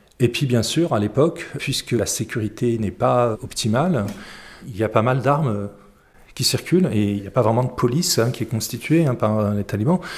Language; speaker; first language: French; early bilingual, other home language; Arabic